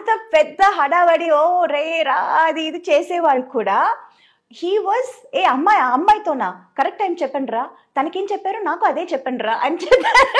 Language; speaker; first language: Telugu; non-native, local second language; Tamil